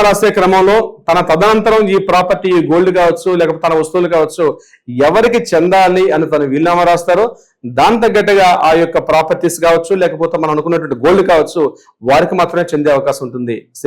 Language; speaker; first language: Telugu; native; Telugu